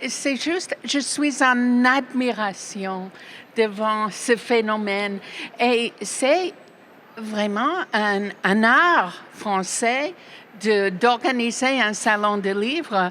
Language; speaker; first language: French; non-native, fluent; English